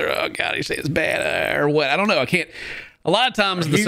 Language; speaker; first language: English; native; English